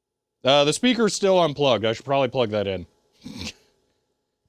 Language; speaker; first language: English; native; English